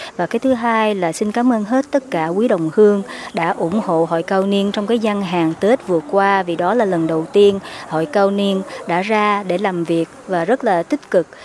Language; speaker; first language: Vietnamese; native; Vietnamese